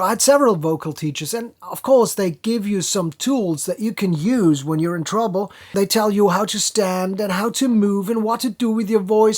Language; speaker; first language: English; non-native, fluent; German